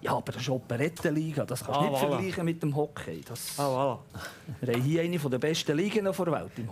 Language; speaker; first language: German; native; German